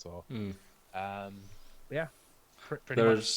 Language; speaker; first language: English; native; English